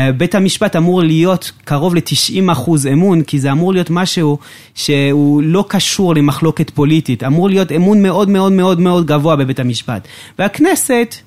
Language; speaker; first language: Hebrew; non-native, fluent; French